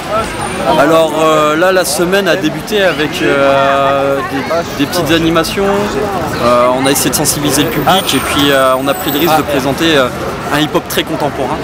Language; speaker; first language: French; early bilingual, other home language; Vietnamese